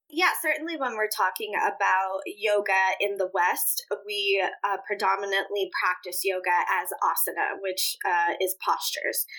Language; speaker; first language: English; early bilingual, other home language; Spanish